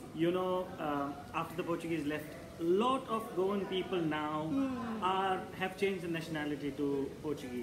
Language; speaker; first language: English; non-native, local second language; Konkani